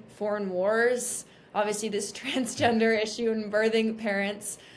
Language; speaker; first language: English; native; English